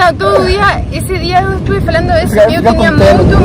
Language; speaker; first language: Portuguese; non-native, learner; Spanish